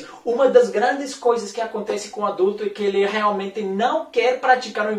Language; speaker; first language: Portuguese; non-native, fluent; Spanish